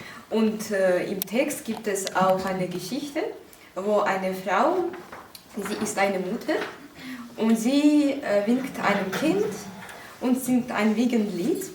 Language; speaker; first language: German; non-native, fluent; Ukrainian